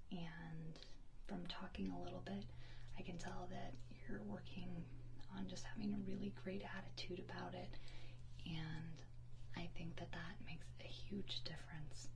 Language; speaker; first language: English; native; English